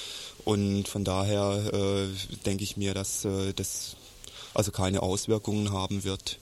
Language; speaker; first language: German; native; German